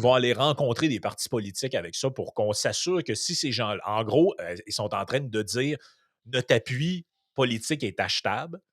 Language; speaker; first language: French; native; French